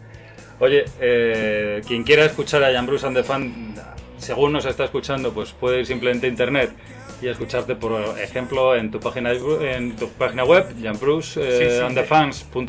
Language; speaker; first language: Spanish; native; Spanish